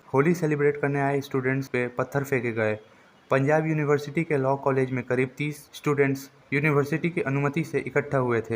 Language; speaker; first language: Hindi; native; Hindi